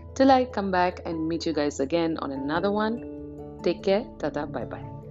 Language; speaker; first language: English; non-native, local second language; Tamil